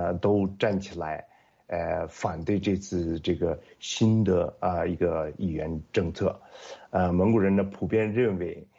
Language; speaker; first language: Chinese; non-native, local second language; Mongolian